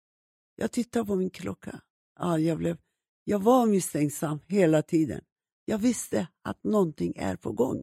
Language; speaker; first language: Swedish; non-native, fluent; Persian